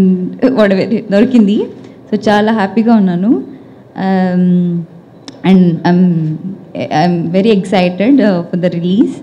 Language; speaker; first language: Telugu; non-native, learner; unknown